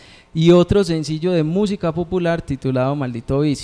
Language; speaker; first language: Spanish; native; Spanish